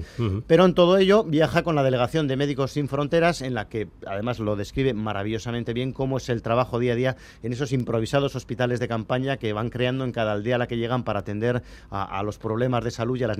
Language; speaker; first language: Spanish; native; Spanish